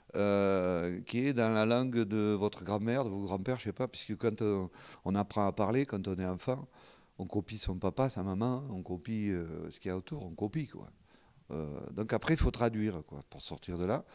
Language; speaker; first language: French; non-native, local second language; Occitan